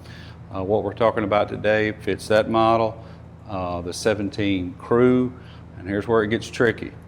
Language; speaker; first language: English; native; English